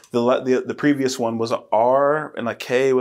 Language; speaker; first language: English; native; English